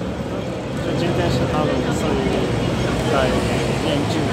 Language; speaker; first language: Chinese; non-native, learner; Italian